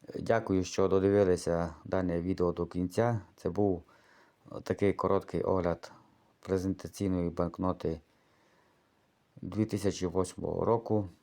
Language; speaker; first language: Ukrainian; native; Ukrainian